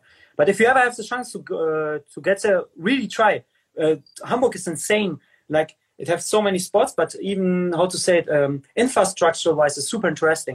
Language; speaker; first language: English; non-native, fluent; German